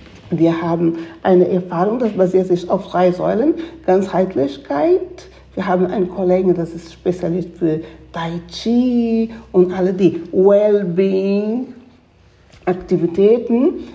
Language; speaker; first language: German; non-native, fluent; Portuguese